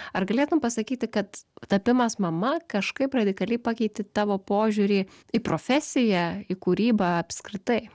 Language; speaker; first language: Lithuanian; native; Lithuanian